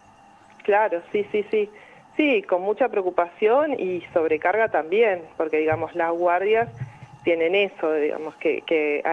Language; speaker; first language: Spanish; native; Spanish